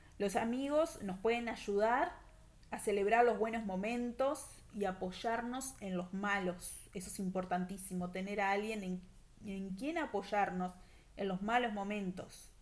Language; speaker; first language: Spanish; native; Spanish